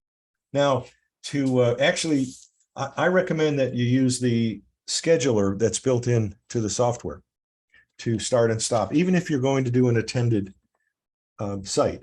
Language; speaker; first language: English; native; English